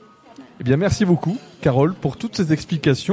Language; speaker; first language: French; native; French